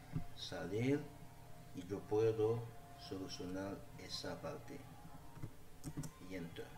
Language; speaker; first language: Spanish; non-native, learner; Haitian Creole